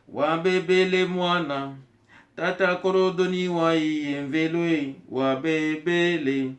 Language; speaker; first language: Portuguese; non-native, local second language; Kongo